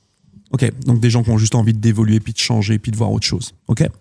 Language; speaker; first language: French; native; French